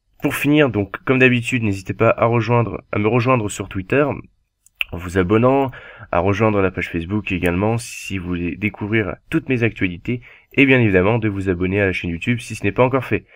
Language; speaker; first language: French; native; French